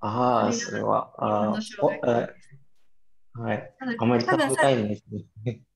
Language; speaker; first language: Japanese; non-native, fluent; Indonesian